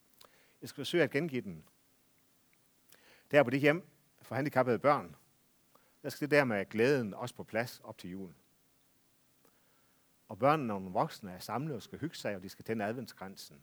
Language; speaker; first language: Danish; native; Danish